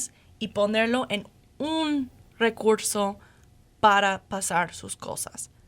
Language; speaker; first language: Spanish; non-native, fluent; English